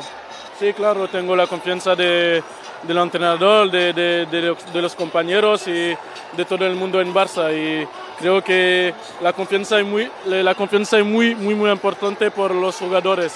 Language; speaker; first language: Spanish; non-native, fluent; French